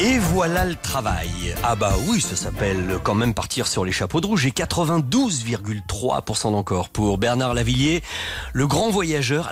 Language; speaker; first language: French; native; French